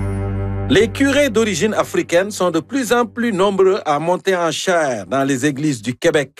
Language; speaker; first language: French; native; French